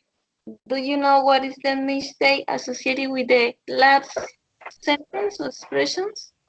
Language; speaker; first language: English; non-native, learner; Spanish